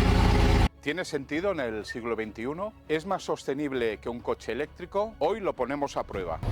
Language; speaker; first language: Spanish; native; Spanish